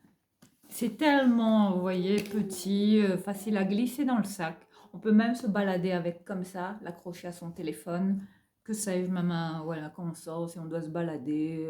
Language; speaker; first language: French; native; French